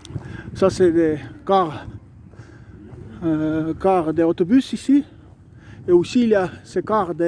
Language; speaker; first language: French; non-native, learner; Estonian